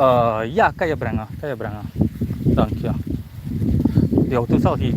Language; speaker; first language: Dutch; non-native, fluent; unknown